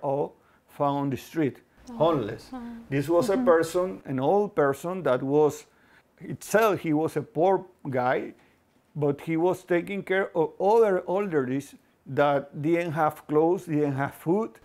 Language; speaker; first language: English; non-native, fluent; Spanish